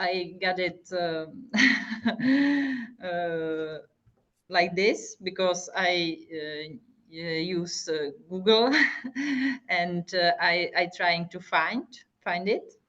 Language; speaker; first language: English; non-native, fluent; Hungarian